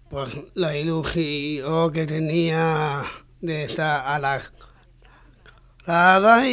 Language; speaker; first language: Catalan; non-native, local second language; Spanish